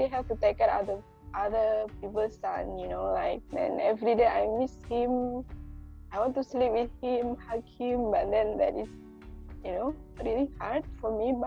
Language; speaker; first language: English; non-native, local second language; Indonesian